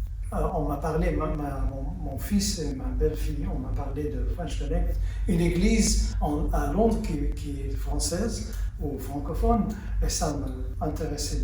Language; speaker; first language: French; early bilingual, heritage; French